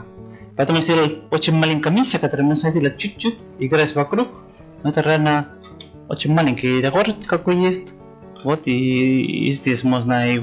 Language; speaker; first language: Russian; non-native, learner; Spanish